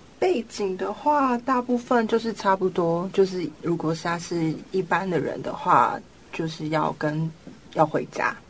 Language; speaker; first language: Chinese; native; Chinese